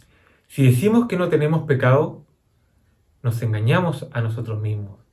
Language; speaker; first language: Spanish; native; Spanish